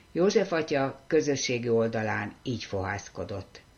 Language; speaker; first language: Hungarian; native; Hungarian